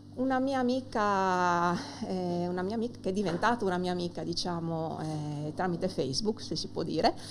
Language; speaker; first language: Italian; native; Italian